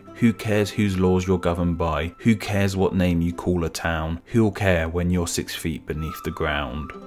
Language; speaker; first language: English; native; English